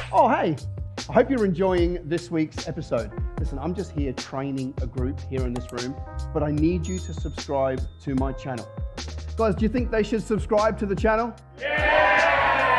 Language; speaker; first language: English; native; English